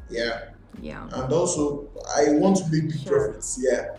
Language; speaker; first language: English; non-native, learner; Portuguese